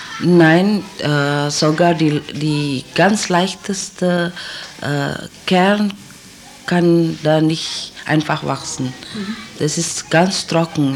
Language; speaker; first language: German; non-native, learner; Indonesian